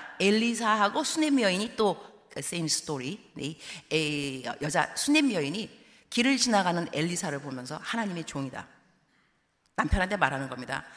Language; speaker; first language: Korean; early bilingual, heritage; Korean